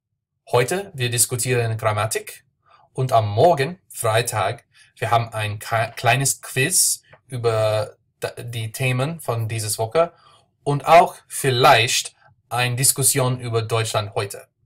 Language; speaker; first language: German; non-native, learner; English